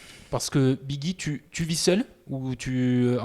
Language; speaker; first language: French; native; French